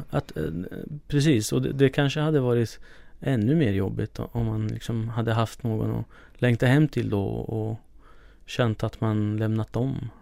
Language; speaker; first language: Swedish; early bilingual, other home language; Kurdish